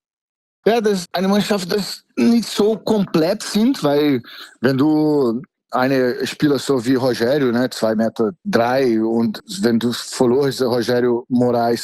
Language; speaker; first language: German; non-native, fluent; Portuguese